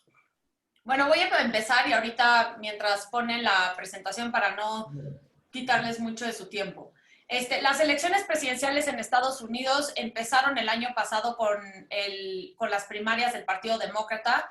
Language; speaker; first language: Spanish; native; Spanish